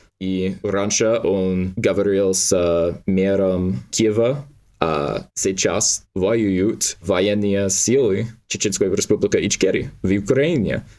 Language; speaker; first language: Russian; non-native, learner; English